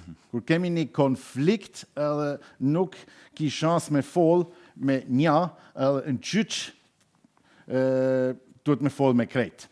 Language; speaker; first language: Albanian; non-native, learner; German